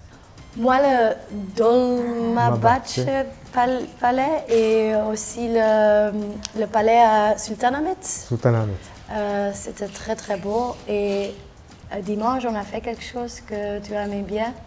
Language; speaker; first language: French; non-native, local second language; Dutch